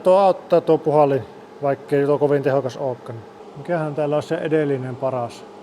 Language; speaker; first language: Finnish; native; Finnish